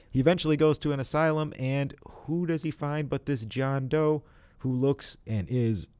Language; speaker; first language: English; native; English